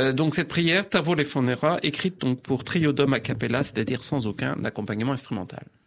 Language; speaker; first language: French; native; French